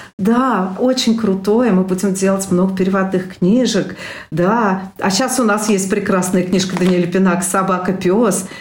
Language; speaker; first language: Russian; native; Russian